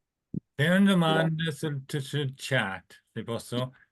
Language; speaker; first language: Italian; non-native, fluent; English